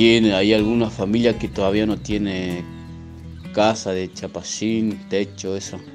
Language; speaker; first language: Spanish; non-native, local second language; Guarani